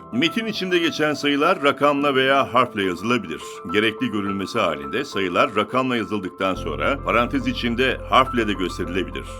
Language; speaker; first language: Turkish; native; Turkish